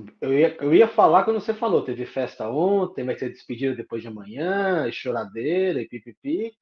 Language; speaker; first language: Portuguese; native; Portuguese